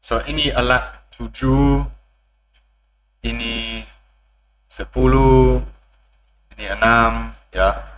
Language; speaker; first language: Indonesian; non-native, learner; English